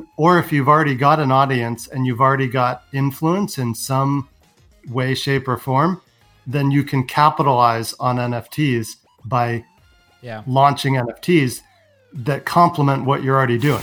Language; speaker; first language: English; native; English